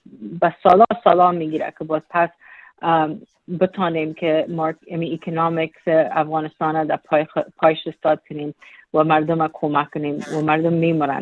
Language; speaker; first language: Persian; early bilingual, heritage; Persian